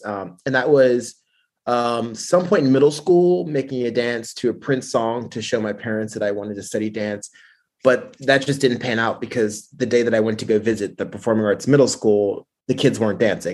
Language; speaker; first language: English; native; English